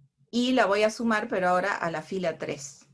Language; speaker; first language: Spanish; native; Spanish